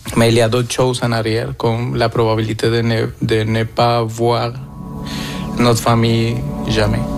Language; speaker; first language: French; non-native, fluent; Spanish